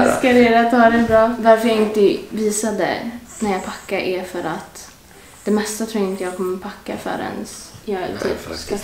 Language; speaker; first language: Swedish; native; Swedish